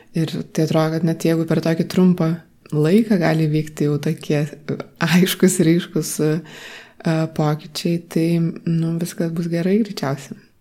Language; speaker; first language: Lithuanian; native; Lithuanian